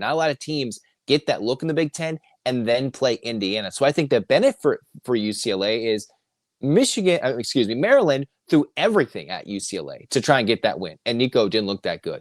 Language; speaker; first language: English; native; English